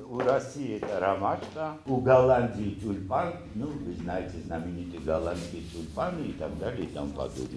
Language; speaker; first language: Russian; non-native, local second language; Ossetic